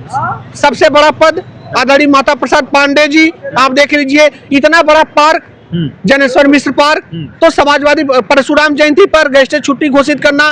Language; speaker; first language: Hindi; native; Hindi